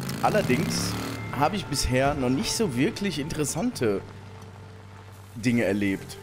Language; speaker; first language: German; native; German